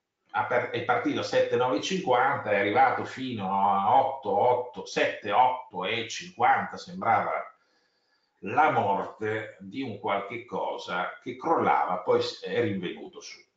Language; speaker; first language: Italian; native; Italian